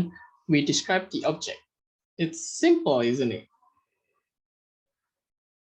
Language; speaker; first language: English; non-native, fluent; Indonesian